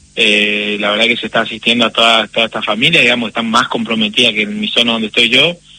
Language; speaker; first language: Spanish; native; Spanish